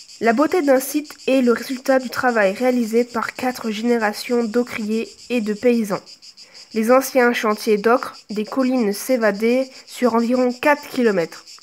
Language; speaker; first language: French; native; French